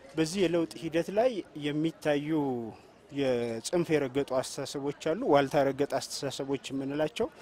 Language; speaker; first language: Amharic; non-native, local second language; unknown